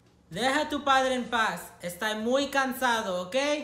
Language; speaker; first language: Spanish; early bilingual, heritage; Spanish